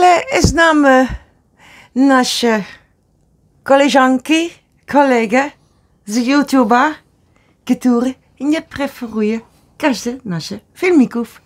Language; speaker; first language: Polish; non-native, learner; Dutch